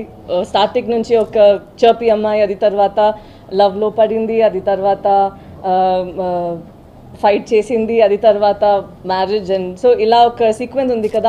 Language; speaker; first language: Telugu; non-native, learner; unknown